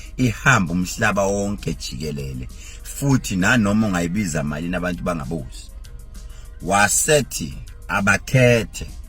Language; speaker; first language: Zulu; native; Zulu